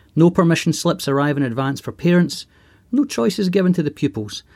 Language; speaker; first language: English; native; English